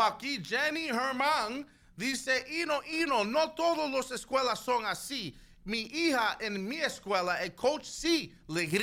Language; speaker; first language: Spanish; early bilingual, other home language; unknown